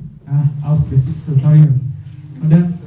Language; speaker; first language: German; non-native, learner; Indonesian